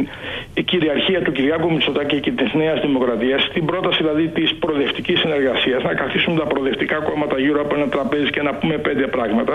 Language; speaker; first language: Greek; native; Greek